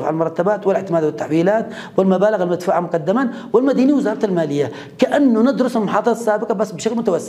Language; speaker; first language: Arabic; native; Arabic